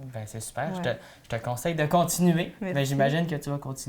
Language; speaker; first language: French; native; French